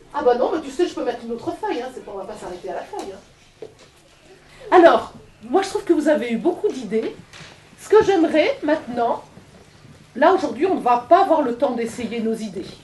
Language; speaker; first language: French; native; French